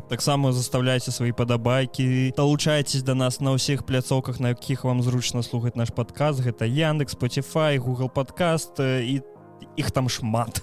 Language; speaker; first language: Belarusian; non-native, local second language; Russian